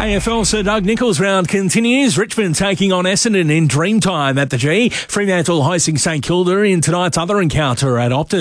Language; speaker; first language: English; native; English